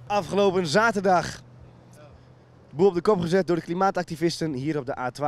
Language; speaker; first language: Dutch; native; Dutch